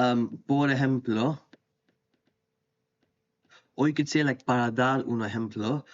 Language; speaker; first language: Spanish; non-native, fluent; English